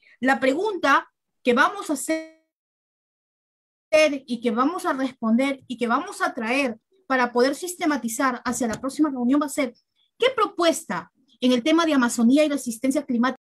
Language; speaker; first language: Spanish; native; Spanish